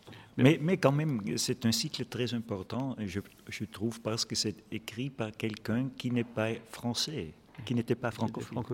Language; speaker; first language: French; non-native, fluent; German